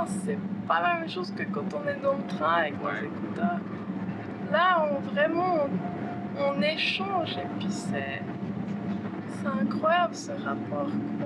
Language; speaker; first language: French; native; French